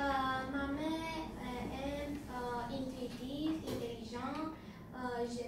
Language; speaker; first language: French; non-native, learner; Romanian